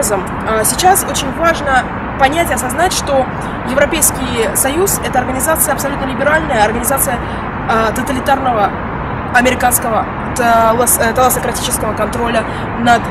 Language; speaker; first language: Russian; native; Russian